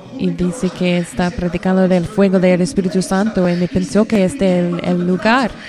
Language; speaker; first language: Spanish; non-native, learner; English